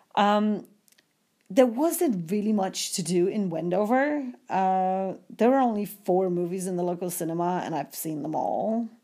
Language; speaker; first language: English; non-native, fluent; Polish